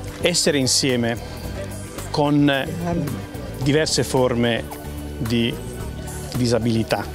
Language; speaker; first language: Italian; native; Italian